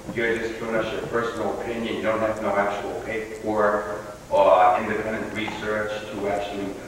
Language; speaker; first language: English; native; English